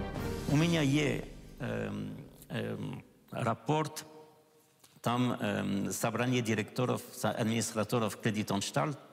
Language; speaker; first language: Ukrainian; non-native, learner; French